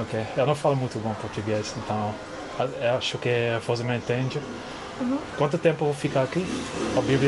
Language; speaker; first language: Portuguese; non-native, learner; English